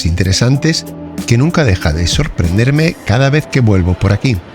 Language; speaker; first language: Spanish; native; Spanish